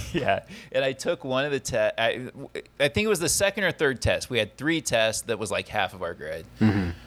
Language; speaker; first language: English; native; English